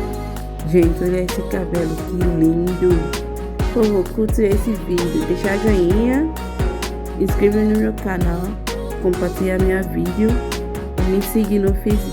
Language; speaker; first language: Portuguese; non-native, learner; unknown